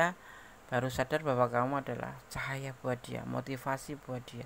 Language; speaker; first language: Indonesian; native; Indonesian